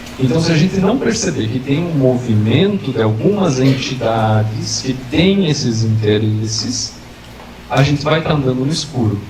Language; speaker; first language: Portuguese; native; Portuguese